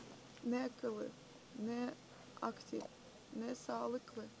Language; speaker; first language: Turkish; non-native, learner; Russian